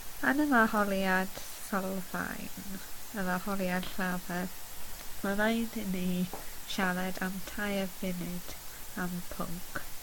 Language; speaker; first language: Welsh; non-native, learner; English